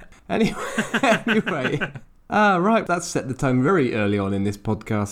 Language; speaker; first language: English; native; English